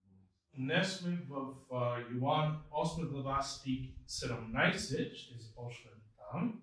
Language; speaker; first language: Bulgarian; non-native, fluent; English